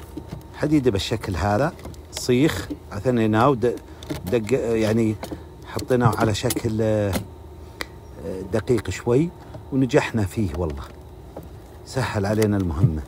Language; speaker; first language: Arabic; native; Arabic